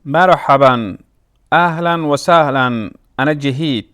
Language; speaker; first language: Arabic; non-native, fluent; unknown